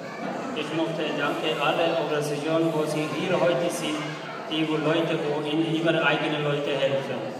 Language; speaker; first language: German; non-native, learner; Somali